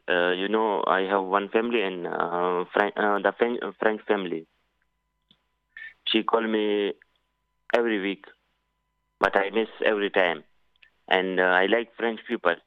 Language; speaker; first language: English; non-native, learner; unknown